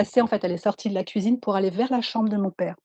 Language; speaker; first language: French; native; French